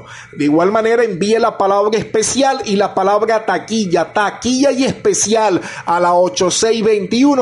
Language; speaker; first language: Spanish; native; Spanish